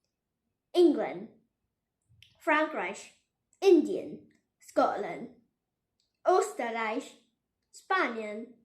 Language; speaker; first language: German; non-native, learner; Vietnamese